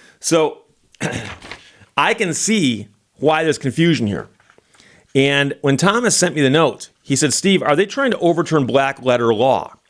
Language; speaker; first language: English; native; English